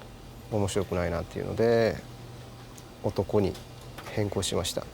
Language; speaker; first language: Japanese; native; Japanese